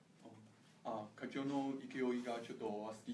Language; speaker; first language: Japanese; non-native, learner; Thai